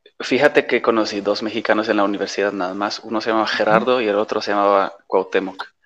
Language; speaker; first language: Spanish; non-native, fluent; Polish